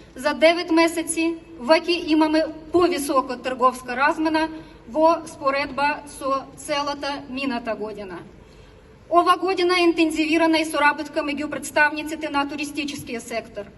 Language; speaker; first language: Macedonian; non-native, learner; Ukrainian